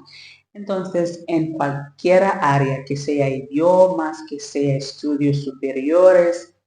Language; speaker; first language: Spanish; non-native, learner; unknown